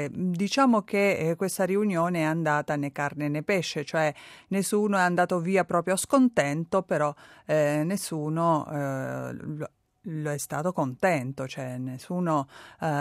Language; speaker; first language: Italian; native; Italian